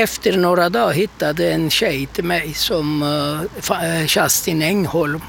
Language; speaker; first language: Swedish; non-native, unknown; Turkish